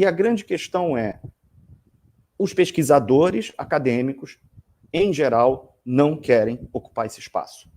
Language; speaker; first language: Portuguese; native; Portuguese